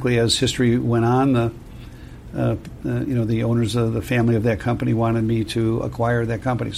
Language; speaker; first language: English; native; English